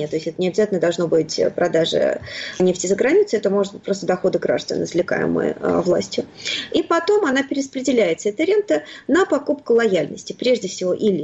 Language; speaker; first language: Russian; native; Russian